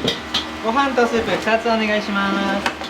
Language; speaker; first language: Japanese; native; Japanese